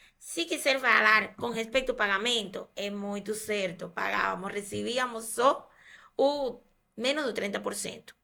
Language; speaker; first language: Portuguese; non-native, fluent; Spanish